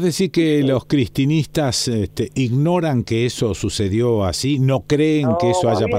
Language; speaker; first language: Spanish; native; Spanish